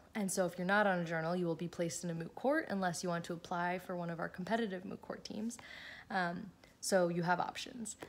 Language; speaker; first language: English; native; English